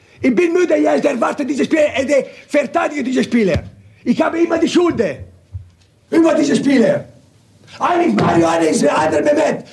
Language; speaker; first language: German; non-native, learner; Italian